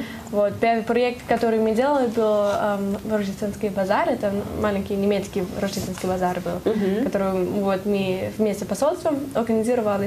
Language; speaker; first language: Russian; non-native, learner; German